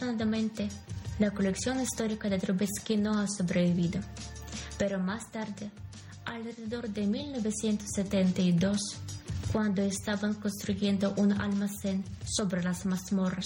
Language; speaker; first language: Spanish; non-native, fluent; Ukrainian